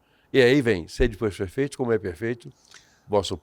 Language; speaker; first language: Portuguese; native; Portuguese